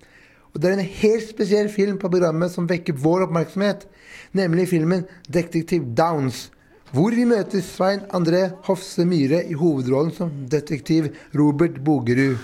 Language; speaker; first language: Norwegian; native; Norwegian